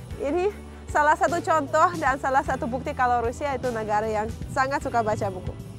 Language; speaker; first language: Indonesian; non-native, fluent; Russian